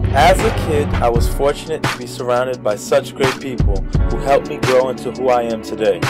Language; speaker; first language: English; native; English